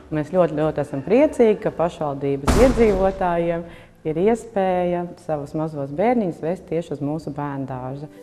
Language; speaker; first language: Latvian; native; Latvian